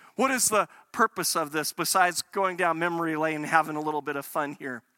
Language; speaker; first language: English; native; English